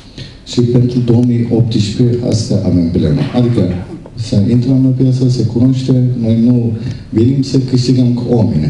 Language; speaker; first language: Romanian; non-native, learner; Turkish